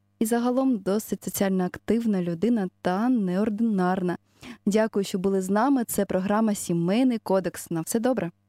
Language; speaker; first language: Ukrainian; native; Ukrainian